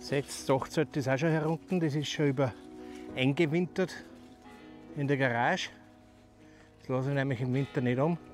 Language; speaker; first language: German; native; German